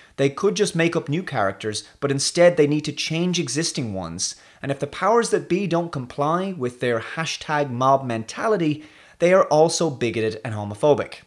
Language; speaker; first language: English; native; English